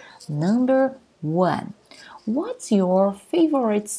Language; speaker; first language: English; non-native, fluent; Portuguese